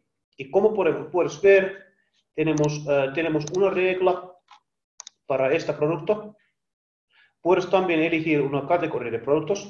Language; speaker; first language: Spanish; non-native, learner; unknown